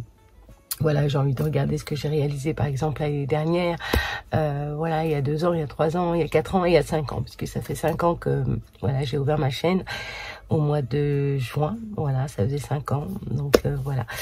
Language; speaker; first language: French; native; French